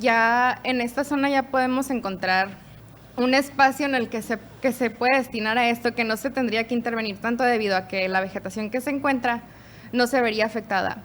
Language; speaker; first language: Spanish; native; Spanish